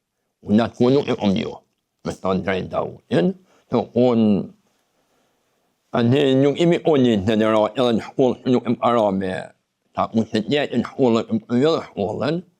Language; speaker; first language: Albanian; native; Albanian